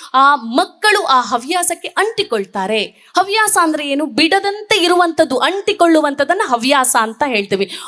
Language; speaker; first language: Kannada; non-native, local second language; Tulu